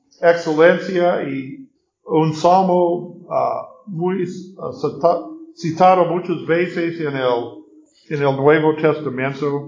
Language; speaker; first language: Spanish; non-native, learner; English